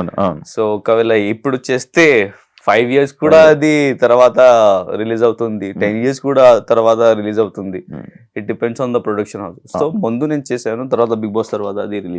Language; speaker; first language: Telugu; non-native, learner; Hindi